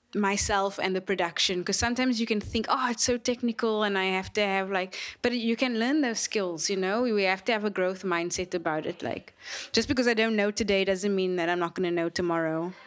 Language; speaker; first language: English; native; English